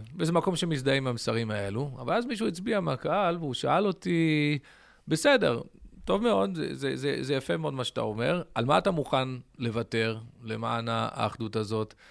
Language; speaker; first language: Hebrew; early bilingual, other home language; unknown